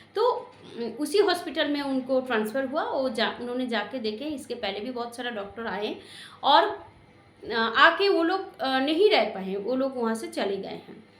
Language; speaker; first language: Hindi; non-native, local second language; Bangla